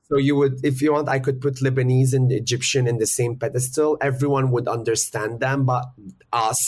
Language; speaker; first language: English; early bilingual, other home language; Arabic